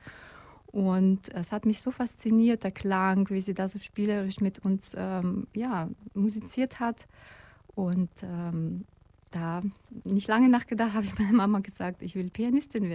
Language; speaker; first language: German; non-native, fluent; Russian